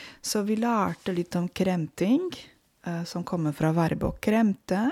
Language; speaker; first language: Norwegian; non-native, fluent; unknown